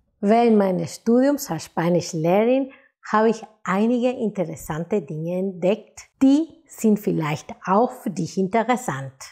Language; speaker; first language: German; non-native, fluent; Spanish